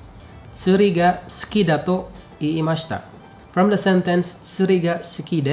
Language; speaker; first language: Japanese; non-native, fluent; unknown